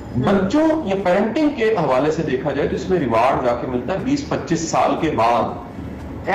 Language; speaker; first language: Urdu; non-native, local second language; Punjabi